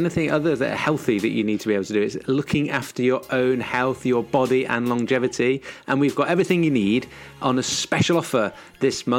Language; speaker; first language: English; native; English